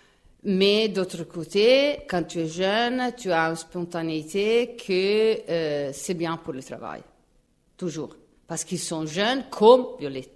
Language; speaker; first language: French; non-native, fluent; Italian